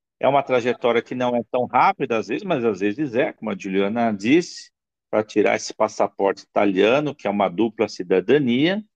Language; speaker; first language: Portuguese; native; Portuguese